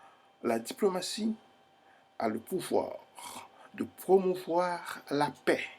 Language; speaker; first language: French; non-native, fluent; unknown